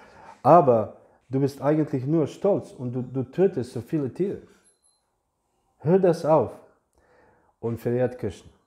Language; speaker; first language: German; non-native, fluent; English